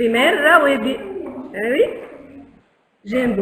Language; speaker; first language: French; non-native, local second language; Arabic